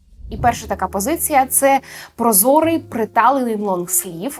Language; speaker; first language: Ukrainian; native; Ukrainian